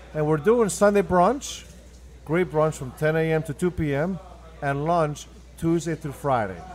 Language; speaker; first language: English; early bilingual, other home language; Spanish